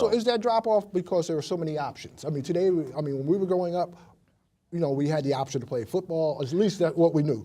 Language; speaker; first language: English; native; English